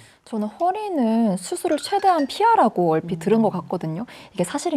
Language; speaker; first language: Korean; native; Korean